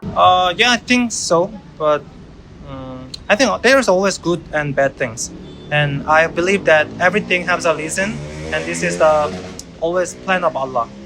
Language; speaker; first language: English; non-native, learner; Korean